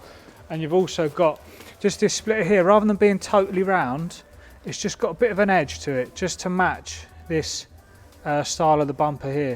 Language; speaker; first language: English; native; English